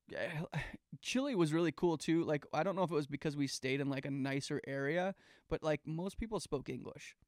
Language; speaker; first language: English; native; English